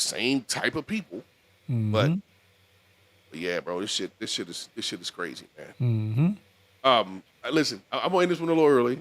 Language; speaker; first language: English; native; English